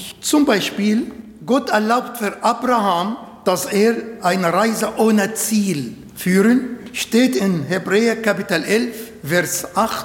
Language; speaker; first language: German; non-native, learner; Arabic